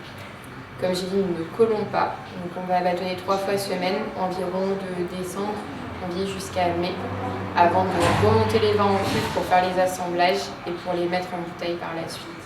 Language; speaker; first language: French; native; French